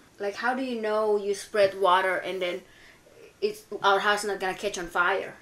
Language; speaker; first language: English; non-native, fluent; Indonesian